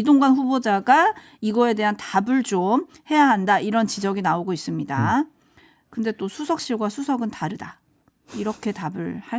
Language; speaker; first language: Korean; native; Korean